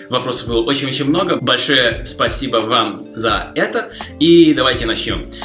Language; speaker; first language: Russian; non-native, fluent; Slovak